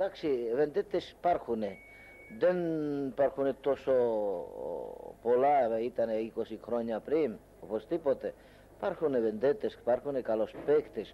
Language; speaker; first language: Greek; non-native, learner; Hungarian